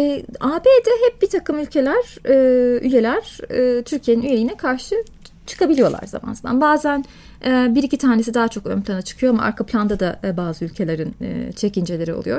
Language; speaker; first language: Turkish; native; Turkish